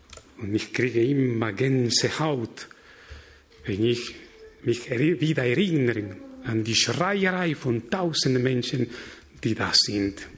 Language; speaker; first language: German; non-native, fluent; Spanish